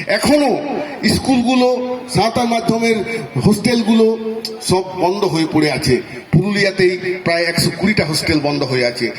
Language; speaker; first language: Bangla; non-native, local second language; Santali